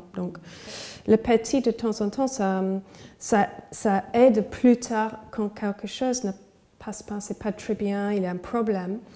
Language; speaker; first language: French; non-native, fluent; English